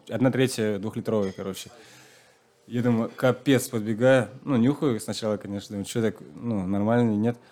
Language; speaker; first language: Russian; non-native, local second language; Chuvash